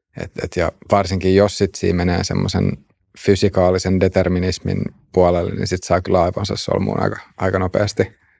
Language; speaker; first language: Finnish; native; Finnish